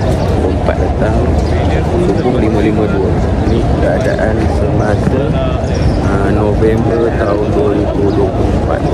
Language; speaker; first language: Malay; native; Malay